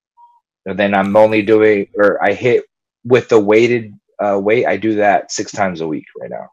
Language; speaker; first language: English; early bilingual, other home language; Spanish